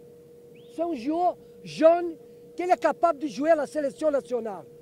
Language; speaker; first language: French; non-native, learner; Portuguese